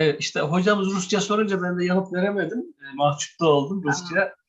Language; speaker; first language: Turkish; native; Turkish